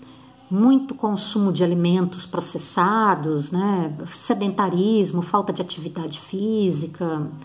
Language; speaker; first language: Portuguese; native; Portuguese